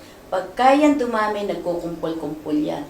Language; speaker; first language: Filipino; native; Filipino